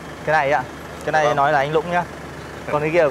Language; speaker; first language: Vietnamese; native; Vietnamese